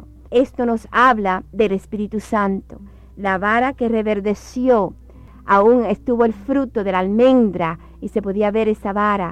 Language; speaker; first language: Spanish; native; Spanish